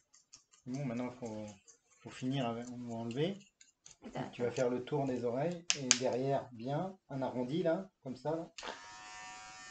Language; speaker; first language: French; native; French